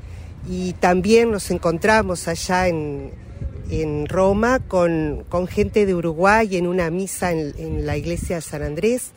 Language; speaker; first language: Spanish; native; Spanish